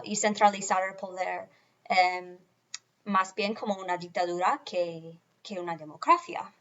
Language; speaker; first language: Spanish; non-native, fluent; English